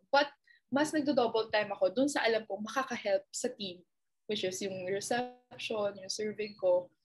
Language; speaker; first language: Filipino; native; Filipino